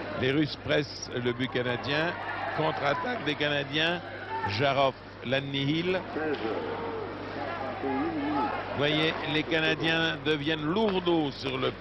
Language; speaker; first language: French; native; French